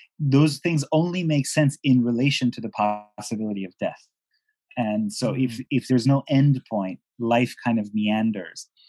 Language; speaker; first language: English; non-native, fluent; Persian